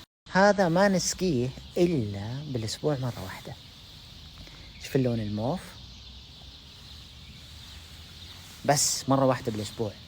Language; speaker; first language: Arabic; native; Arabic